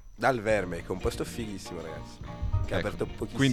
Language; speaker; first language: Italian; non-native, fluent; French